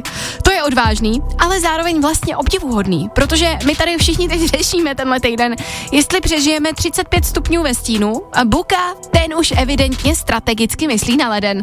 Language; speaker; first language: Czech; native; Czech